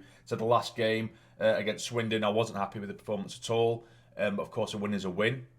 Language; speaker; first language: English; native; English